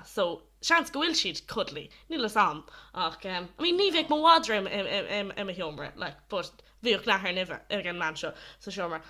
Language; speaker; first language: Irish; non-native, local second language; English